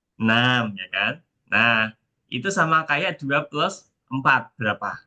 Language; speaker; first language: Indonesian; native; Indonesian